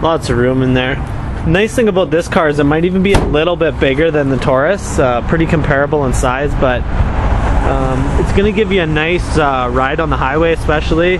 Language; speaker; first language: English; native; English